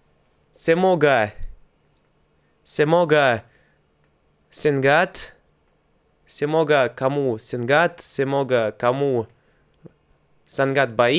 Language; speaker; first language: Indonesian; non-native, learner; Russian